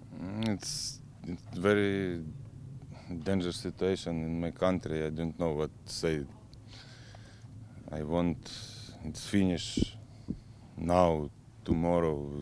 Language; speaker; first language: English; non-native, learner; Ukrainian